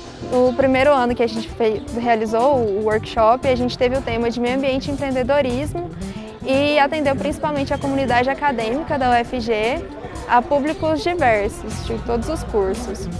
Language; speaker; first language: Portuguese; native; Portuguese